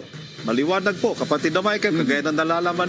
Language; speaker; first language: Filipino; native; Filipino